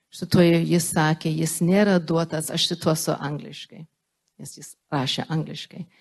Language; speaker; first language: Lithuanian; early bilingual, heritage; Lithuanian